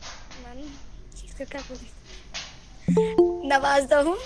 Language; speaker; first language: Persian; non-native, learner; Urdu